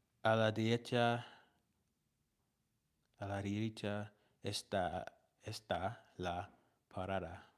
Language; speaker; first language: Spanish; non-native, learner; English